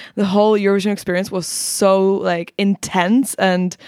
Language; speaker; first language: English; non-native, fluent; Czech